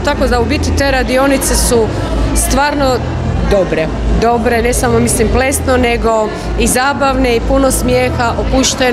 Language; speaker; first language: Croatian; native; Croatian